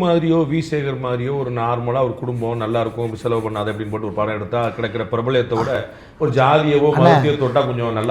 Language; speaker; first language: Tamil; native; Tamil